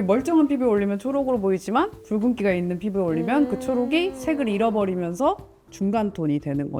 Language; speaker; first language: Korean; native; Korean